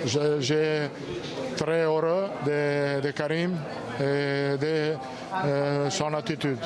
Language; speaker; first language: French; non-native, learner; Italian